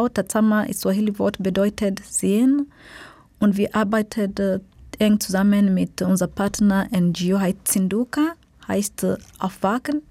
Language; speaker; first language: German; non-native, fluent; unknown